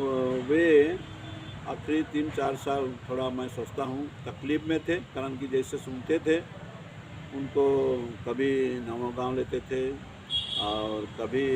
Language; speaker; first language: Hindi; non-native, local second language; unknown